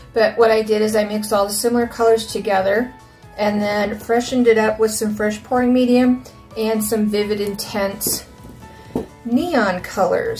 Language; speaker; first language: English; native; English